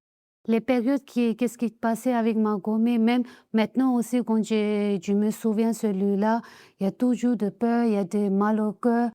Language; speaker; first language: French; non-native, learner; Tibetan